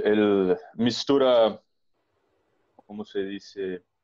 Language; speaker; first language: Spanish; non-native, learner; Portuguese